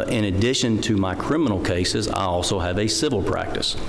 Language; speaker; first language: English; native; English